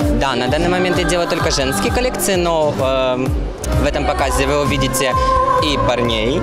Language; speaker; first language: Russian; native; Russian